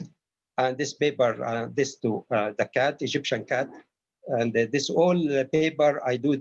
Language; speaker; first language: English; non-native, learner; Arabic